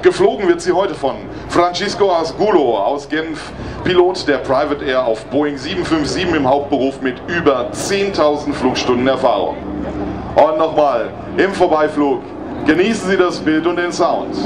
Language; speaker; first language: German; native; German